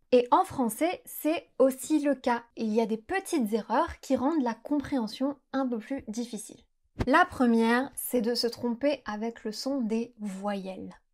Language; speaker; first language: French; native; French